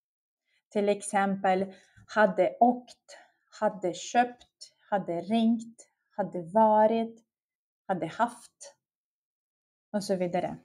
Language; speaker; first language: Swedish; non-native, fluent; Russian